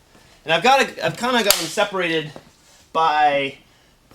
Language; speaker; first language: English; native; English